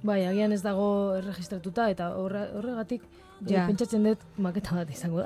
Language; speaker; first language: Basque; non-native, local second language; Spanish